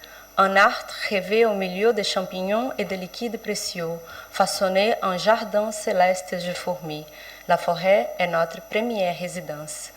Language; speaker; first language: French; non-native, fluent; Portuguese